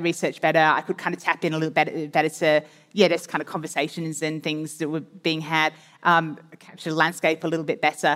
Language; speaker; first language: English; native; English